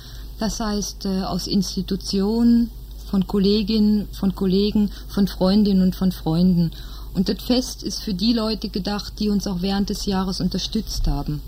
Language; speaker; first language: German; native; German